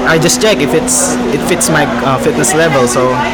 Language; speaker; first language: English; non-native, local second language; Pampanga